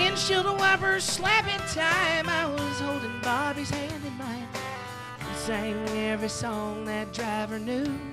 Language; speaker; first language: English; native; English